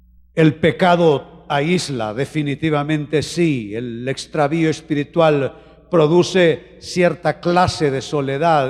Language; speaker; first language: Spanish; native; Spanish